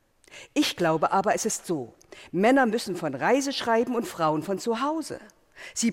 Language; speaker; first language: German; native; German